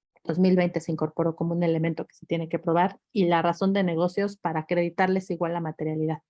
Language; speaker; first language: Spanish; native; Spanish